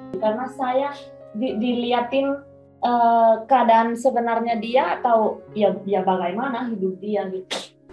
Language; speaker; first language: Indonesian; non-native, fluent; Spanish